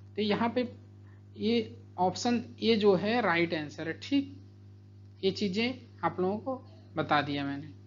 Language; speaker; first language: Hindi; native; Hindi